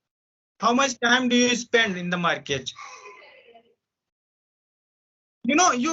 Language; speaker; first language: English; non-native, local second language; Hindi